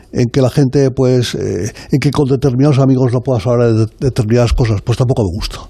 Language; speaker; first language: Spanish; native; Spanish